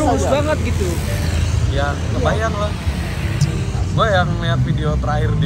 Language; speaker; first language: Indonesian; native; Indonesian